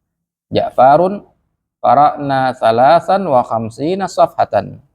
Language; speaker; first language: Arabic; non-native, fluent; Indonesian